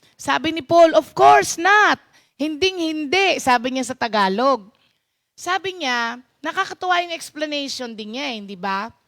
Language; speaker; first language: Filipino; non-native, local second language; Pampanga